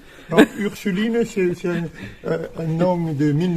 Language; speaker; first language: French; native; French